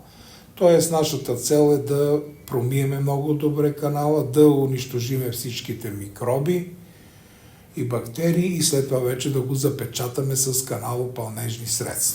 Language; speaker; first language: Bulgarian; native; Bulgarian